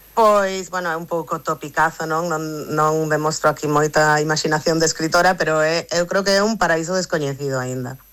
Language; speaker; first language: Galician; non-native, local second language; Spanish